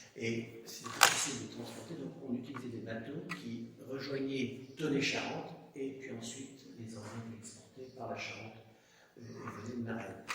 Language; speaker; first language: French; native; French